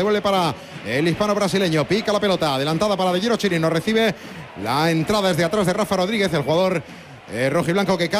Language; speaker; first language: Spanish; native; Spanish